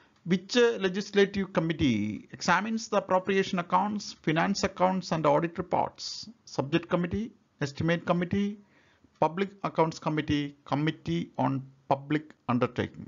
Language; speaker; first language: English; non-native, local second language; Malayalam